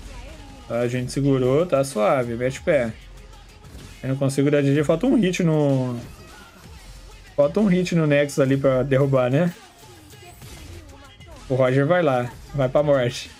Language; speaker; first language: Portuguese; native; Portuguese